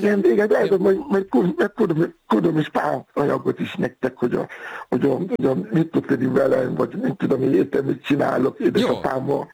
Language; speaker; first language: Hungarian; non-native, fluent; Yoruba